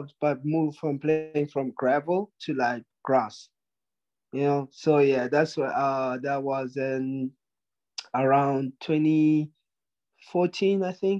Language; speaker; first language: English; non-native, local second language; Zulu